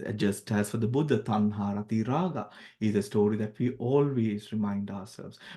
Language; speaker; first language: English; non-native, local second language; Sinhala